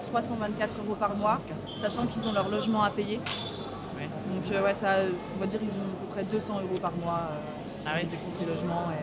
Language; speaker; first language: French; native; French